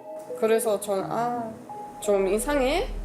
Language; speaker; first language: Korean; non-native, learner; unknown